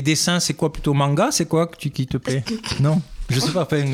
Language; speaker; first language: French; native; French